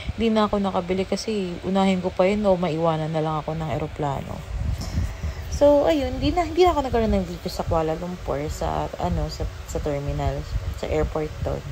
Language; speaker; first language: Filipino; native; Filipino